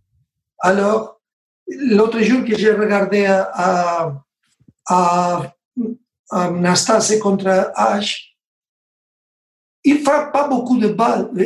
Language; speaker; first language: French; non-native, learner; Spanish